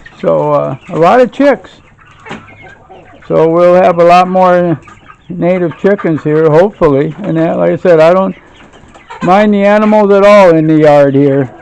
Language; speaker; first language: English; native; English